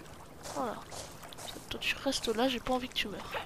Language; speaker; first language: French; native; French